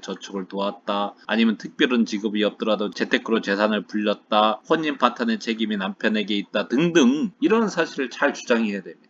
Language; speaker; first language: Korean; native; Korean